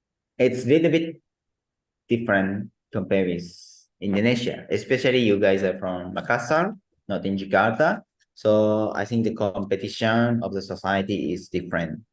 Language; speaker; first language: English; non-native, learner; Japanese